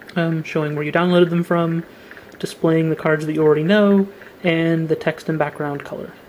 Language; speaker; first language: English; native; English